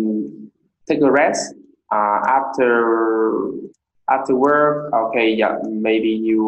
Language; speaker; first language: English; non-native, learner; Vietnamese